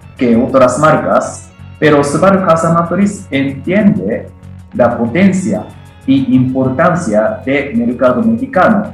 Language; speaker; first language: Spanish; non-native, fluent; Japanese